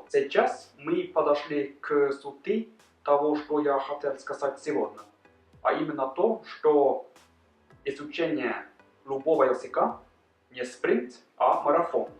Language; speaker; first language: Russian; non-native, learner; Norwegian